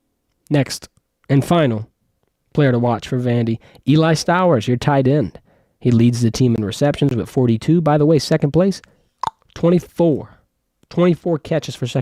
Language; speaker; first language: English; native; English